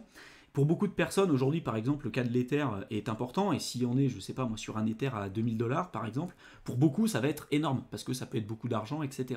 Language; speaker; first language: French; native; French